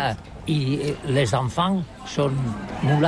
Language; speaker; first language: French; non-native, learner; Catalan